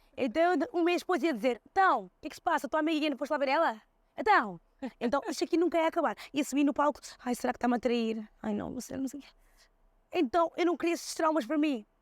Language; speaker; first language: Portuguese; early bilingual, other home language; Kabuverdianu